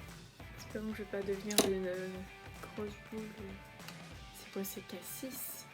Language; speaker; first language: French; native; French